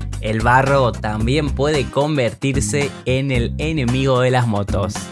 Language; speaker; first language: Spanish; native; Spanish